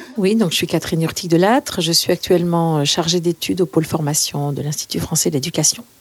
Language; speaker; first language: French; native; French